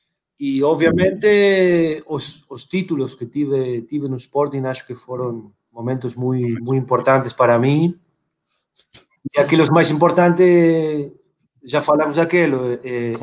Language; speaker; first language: Portuguese; non-native, fluent; Spanish